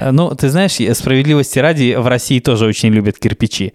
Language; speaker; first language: Russian; native; Russian